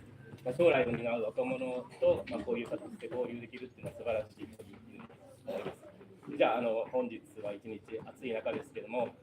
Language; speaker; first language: Japanese; native; Japanese